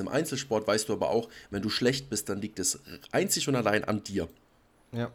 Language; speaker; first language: German; native; German